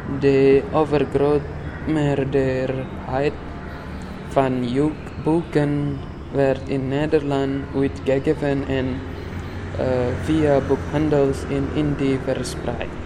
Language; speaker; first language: Dutch; non-native, learner; Indonesian